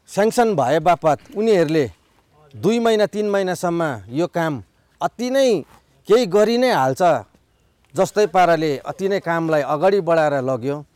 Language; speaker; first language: Nepali; native; Nepali